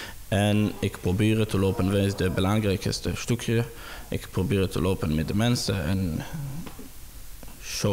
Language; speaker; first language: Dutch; non-native, learner; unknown